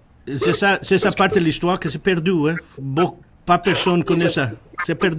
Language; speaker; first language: French; non-native, learner; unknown